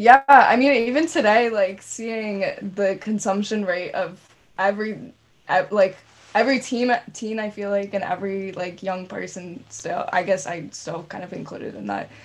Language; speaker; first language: English; native; English